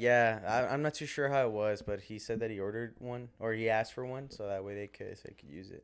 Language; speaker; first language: English; early bilingual, other home language; Spanish